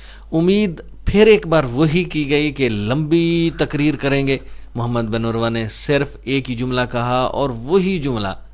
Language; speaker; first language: Urdu; native; Urdu